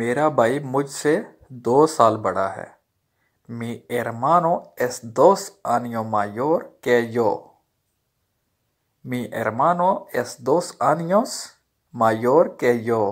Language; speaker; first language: Spanish; non-native, learner; Urdu